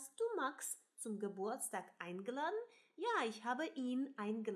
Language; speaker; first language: German; non-native, fluent; Russian